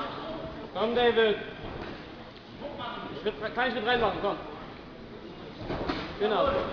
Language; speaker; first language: German; native; German